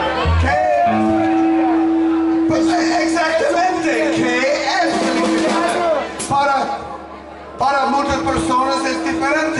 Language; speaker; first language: Spanish; non-native, learner; English